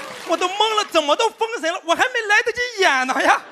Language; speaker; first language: Chinese; native; Chinese